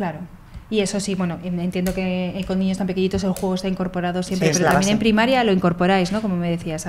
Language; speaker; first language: Spanish; native; Spanish